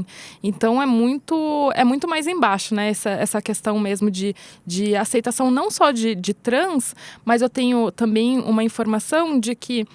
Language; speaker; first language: Portuguese; native; Portuguese